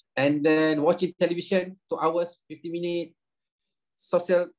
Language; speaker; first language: English; non-native, local second language; Malay